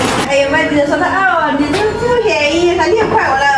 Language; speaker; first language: Chinese; non-native, local second language; Min Nan Chinese